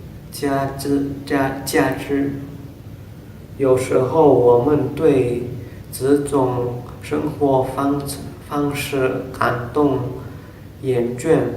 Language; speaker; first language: Chinese; non-native, learner; Indonesian